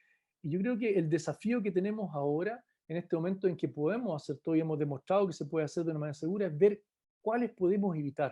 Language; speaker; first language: Spanish; native; Spanish